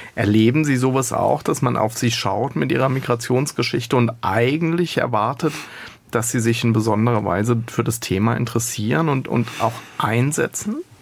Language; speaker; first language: German; native; German